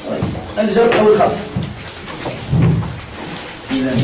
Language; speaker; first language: Arabic; native; Arabic